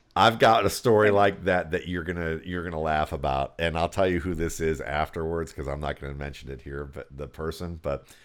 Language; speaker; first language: English; native; English